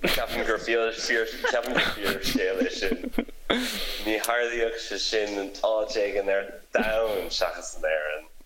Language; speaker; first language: Irish; non-native, local second language; English